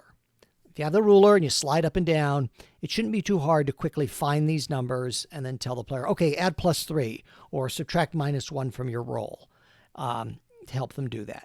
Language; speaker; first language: English; native; English